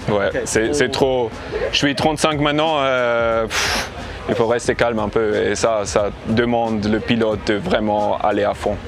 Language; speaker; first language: French; non-native, learner; English